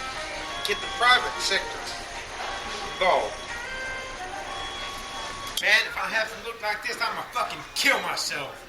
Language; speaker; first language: English; native; English